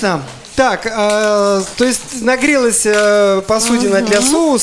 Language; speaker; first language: Russian; native; Russian